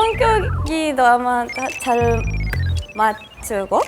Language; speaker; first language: Korean; non-native, learner; Japanese